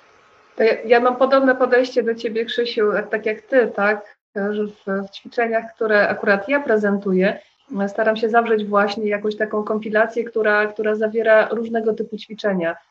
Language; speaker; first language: Polish; native; Polish